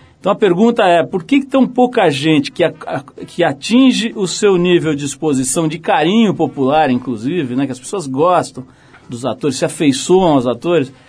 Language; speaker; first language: Portuguese; native; Portuguese